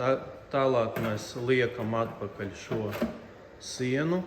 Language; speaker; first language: Latvian; non-native, local second language; Russian